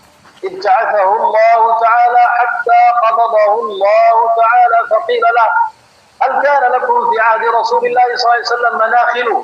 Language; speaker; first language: Arabic; non-native, fluent; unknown